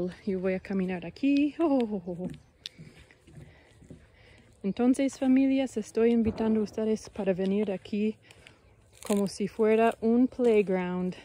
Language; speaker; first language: Spanish; non-native, learner; English